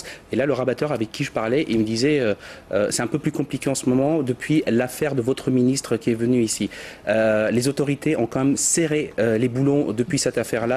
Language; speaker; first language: French; native; French